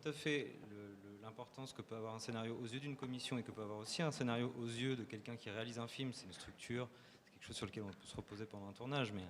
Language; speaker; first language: French; native; French